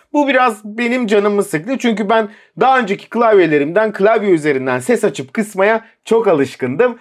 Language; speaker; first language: Turkish; native; Turkish